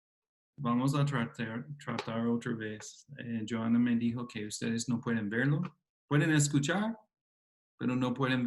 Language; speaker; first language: Spanish; non-native, fluent; English